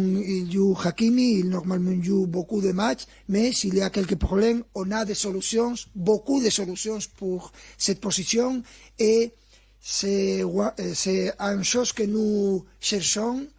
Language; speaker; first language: French; non-native, fluent; Spanish